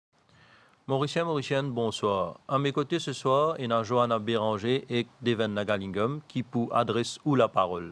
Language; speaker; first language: French; non-native, local second language; Morisyen